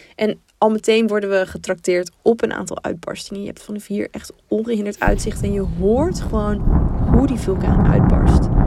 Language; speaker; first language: Dutch; native; Dutch